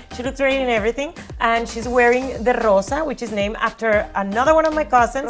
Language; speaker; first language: English; non-native, fluent; Spanish